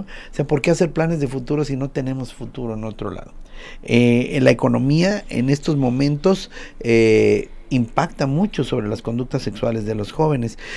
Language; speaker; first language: Spanish; native; Spanish